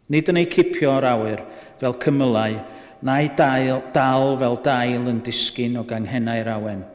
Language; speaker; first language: Welsh; native; Welsh